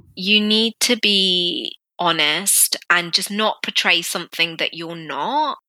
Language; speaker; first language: English; native; English